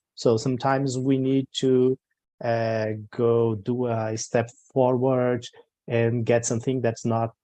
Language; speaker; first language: English; non-native, learner; Portuguese